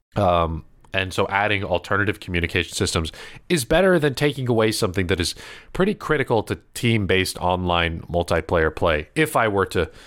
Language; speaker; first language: English; early bilingual, other home language; Filipino